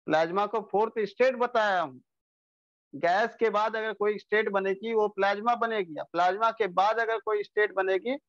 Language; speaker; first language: Hindi; non-native, local second language; Bangla